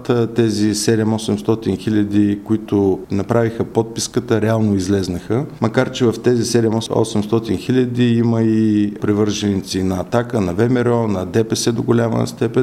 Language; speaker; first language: Bulgarian; native; Bulgarian